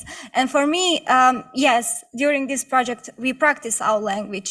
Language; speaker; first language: English; non-native, learner; Bosnian